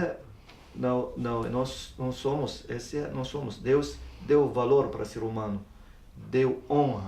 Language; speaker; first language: Portuguese; non-native, learner; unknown